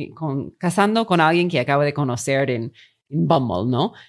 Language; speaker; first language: Spanish; non-native, fluent; English